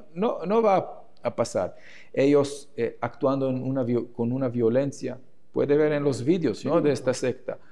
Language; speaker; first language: Spanish; non-native, fluent; Hebrew